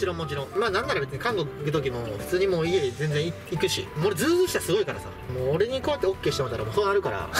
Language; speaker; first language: Japanese; native; Japanese